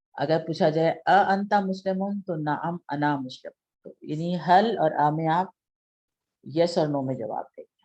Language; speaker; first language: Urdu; native; Urdu